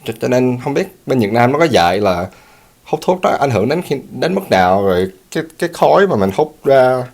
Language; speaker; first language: Vietnamese; early bilingual, heritage; Vietnamese